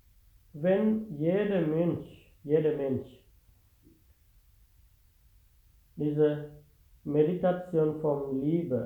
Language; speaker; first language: German; non-native, fluent; Sinhala